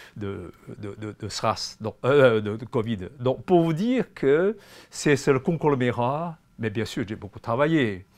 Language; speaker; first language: French; non-native, fluent; Chinese